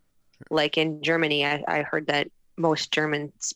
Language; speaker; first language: English; native; English